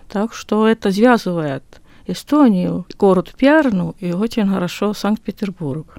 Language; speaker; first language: Russian; non-native, local second language; Estonian